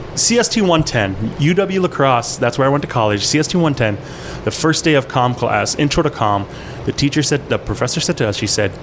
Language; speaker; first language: English; early bilingual, other home language; Hmong